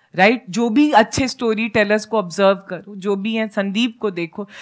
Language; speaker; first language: Hindi; native; Hindi